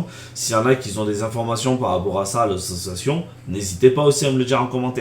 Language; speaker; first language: French; native; French